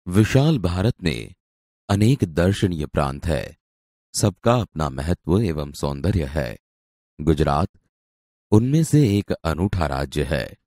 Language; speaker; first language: Hindi; non-native, local second language; Gujarati